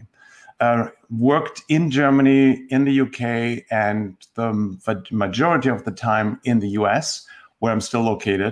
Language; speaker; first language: English; non-native, fluent; German